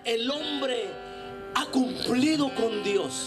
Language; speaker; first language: Spanish; native; Spanish